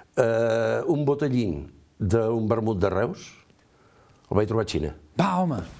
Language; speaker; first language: Catalan; native; Catalan